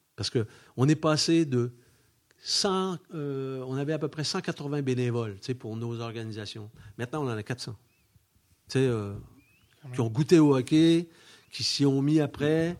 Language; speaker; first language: French; native; French